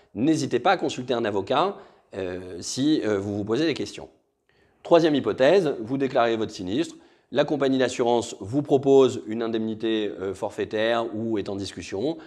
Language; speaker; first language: French; native; French